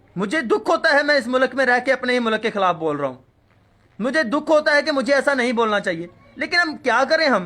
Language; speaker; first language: Urdu; non-native, local second language; Punjabi